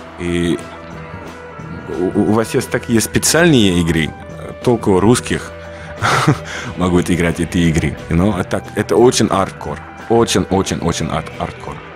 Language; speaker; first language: Russian; non-native, learner; French